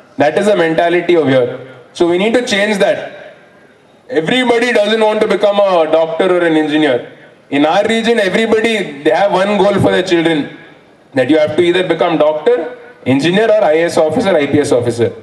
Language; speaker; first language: English; non-native, local second language; Kannada